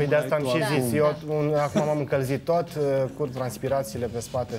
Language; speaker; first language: Romanian; native; Romanian